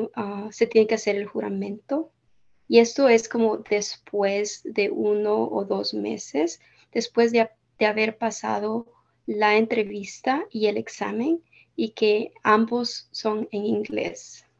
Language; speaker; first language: Spanish; early bilingual, heritage; Spanish